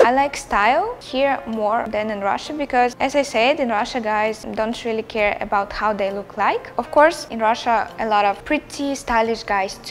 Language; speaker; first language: English; non-native, fluent; Russian